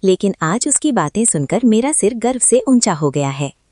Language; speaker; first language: Hindi; non-native, local second language; Malayalam